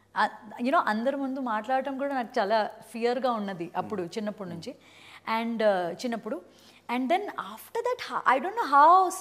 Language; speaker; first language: Telugu; early bilingual, heritage; Telugu